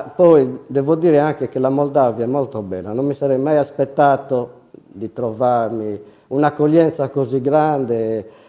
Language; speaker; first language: Italian; native; Italian